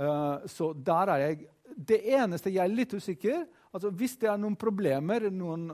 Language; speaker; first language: Norwegian; non-native, fluent; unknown